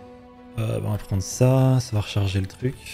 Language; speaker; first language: French; native; French